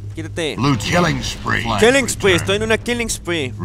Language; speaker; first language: Spanish; native; Spanish